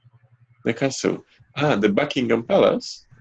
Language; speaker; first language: English; non-native, fluent; Polish